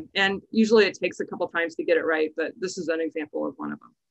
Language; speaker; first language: English; native; English